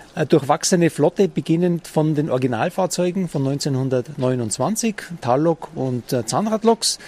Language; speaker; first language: German; native; German